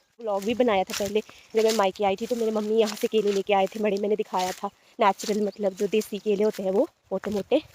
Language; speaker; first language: Hindi; native; Hindi